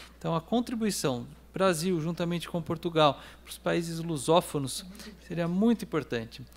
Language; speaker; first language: Portuguese; native; Portuguese